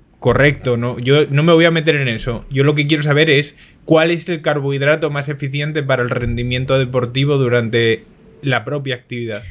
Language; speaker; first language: Spanish; native; Spanish